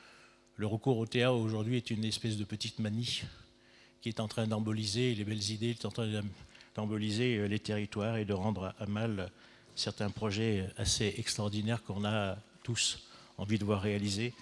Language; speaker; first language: French; native; French